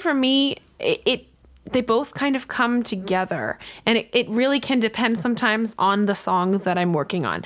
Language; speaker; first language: English; native; English